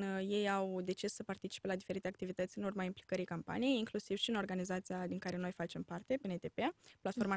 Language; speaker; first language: Romanian; native; Romanian